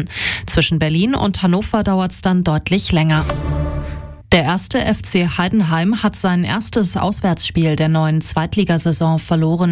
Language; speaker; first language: German; native; German